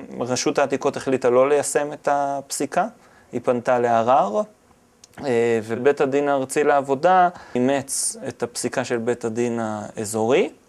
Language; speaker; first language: Hebrew; native; Hebrew